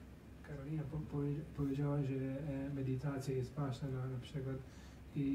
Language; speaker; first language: Polish; non-native, learner; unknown